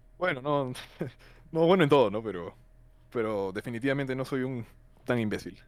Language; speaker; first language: Spanish; native; Spanish